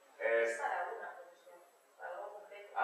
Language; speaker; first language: Spanish; native; Spanish